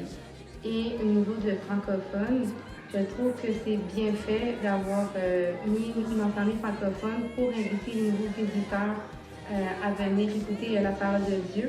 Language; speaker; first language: French; native; French